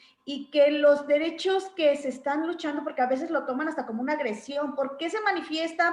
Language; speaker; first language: Spanish; native; Spanish